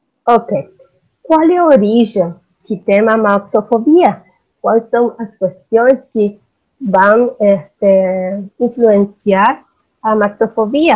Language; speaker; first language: Portuguese; non-native, learner; Spanish